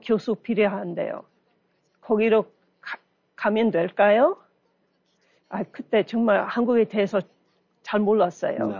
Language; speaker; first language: Korean; non-native, learner; English